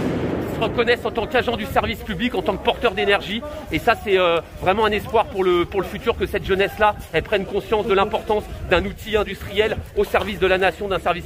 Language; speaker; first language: French; native; French